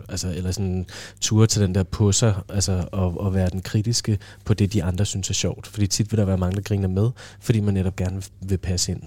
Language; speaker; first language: Danish; native; Danish